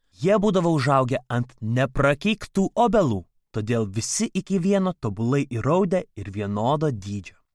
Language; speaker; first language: Lithuanian; native; Lithuanian